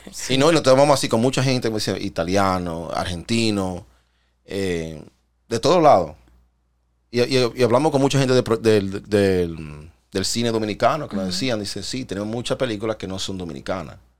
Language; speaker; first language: Spanish; early bilingual, heritage; Spanish